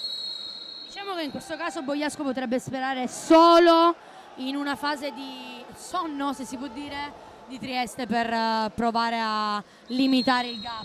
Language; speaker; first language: Italian; native; Italian